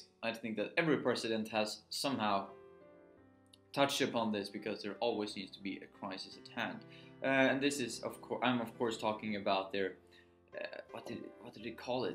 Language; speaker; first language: English; non-native, fluent; Swedish